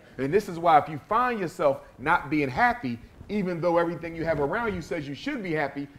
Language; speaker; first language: English; native; English